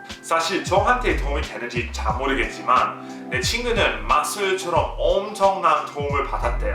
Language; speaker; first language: Korean; non-native, fluent; English